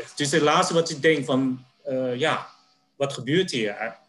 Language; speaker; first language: Dutch; early bilingual, other home language; Cantonese